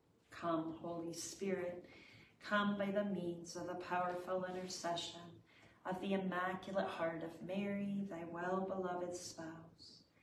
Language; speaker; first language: English; native; English